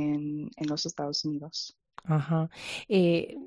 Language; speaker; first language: Spanish; non-native, fluent; English